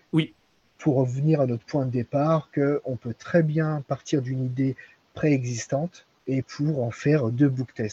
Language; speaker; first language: French; native; French